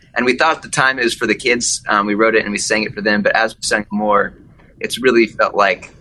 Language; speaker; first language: English; native; English